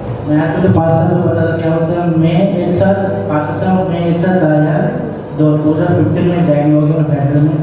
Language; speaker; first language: Hindi; non-native, local second language; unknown